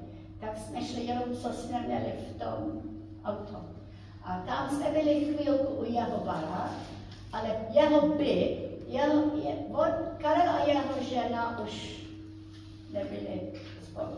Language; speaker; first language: Czech; early bilingual, heritage; Czech